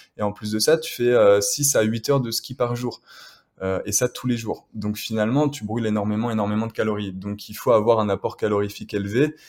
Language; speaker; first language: French; native; French